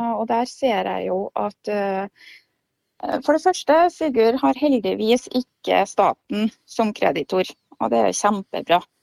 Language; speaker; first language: Norwegian; native; Norwegian